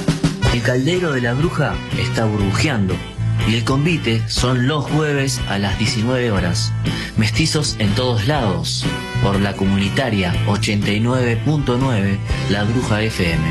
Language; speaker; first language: Spanish; native; Spanish